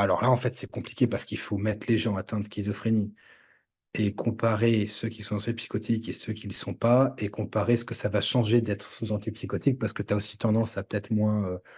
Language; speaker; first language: French; native; French